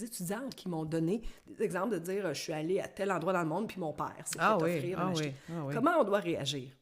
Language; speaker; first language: French; native; French